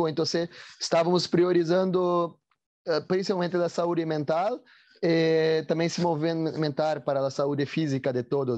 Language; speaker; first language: Spanish; non-native, learner; Portuguese